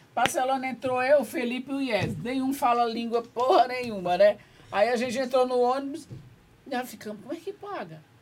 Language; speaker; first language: Portuguese; native; Portuguese